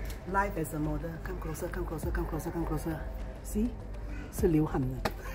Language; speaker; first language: English; non-native, local second language; Chinese